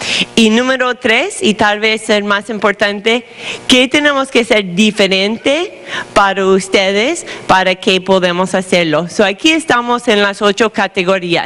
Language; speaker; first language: Spanish; non-native, fluent; English